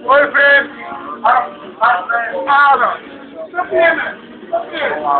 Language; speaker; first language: Slovak; non-native, learner; English